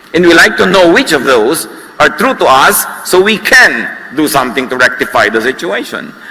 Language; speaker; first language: English; non-native, local second language; Filipino